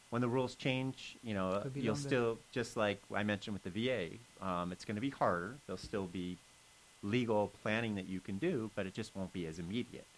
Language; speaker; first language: English; native; English